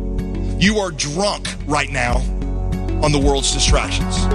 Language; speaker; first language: English; native; English